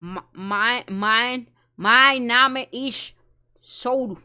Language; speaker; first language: German; non-native, learner; Spanish